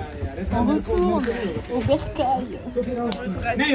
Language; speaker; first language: French; native; French